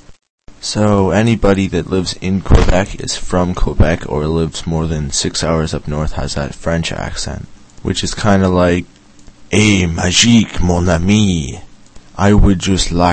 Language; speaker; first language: English; native; English